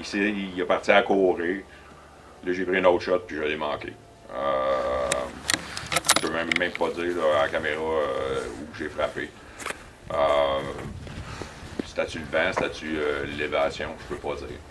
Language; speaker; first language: French; native; French